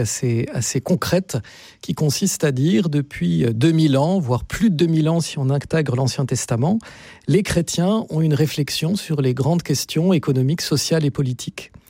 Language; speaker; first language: French; native; French